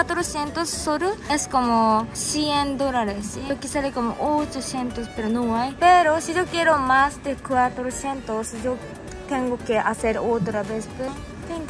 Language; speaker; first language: Spanish; non-native, learner; Japanese